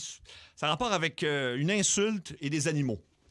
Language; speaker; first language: French; native; French